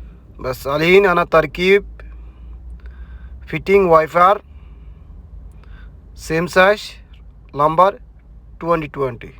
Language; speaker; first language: Arabic; non-native, learner; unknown